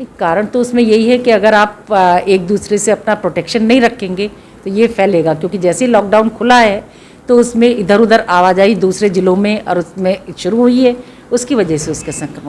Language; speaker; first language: Hindi; native; Hindi